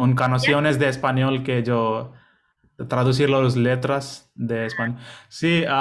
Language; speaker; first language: Spanish; non-native, learner; Hindi